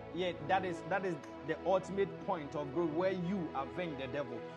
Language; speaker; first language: English; non-native, local second language; Akan